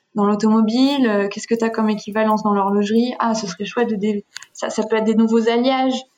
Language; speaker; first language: French; native; French